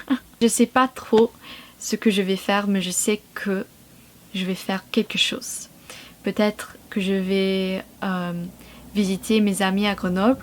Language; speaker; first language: French; non-native, fluent; English